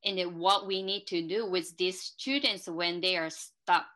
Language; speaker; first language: English; non-native, fluent; Japanese